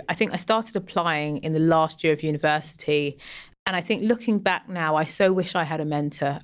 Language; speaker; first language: English; native; English